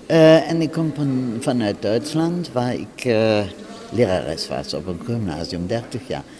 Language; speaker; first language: Dutch; non-native, fluent; German